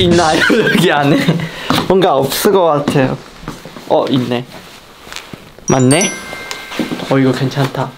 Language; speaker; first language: Korean; non-native, fluent; Chinese